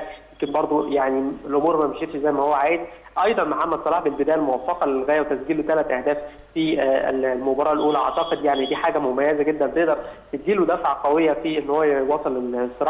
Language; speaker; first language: Arabic; native; Arabic